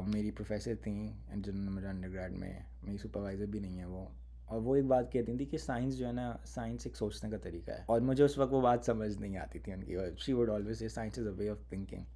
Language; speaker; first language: Urdu; native; Urdu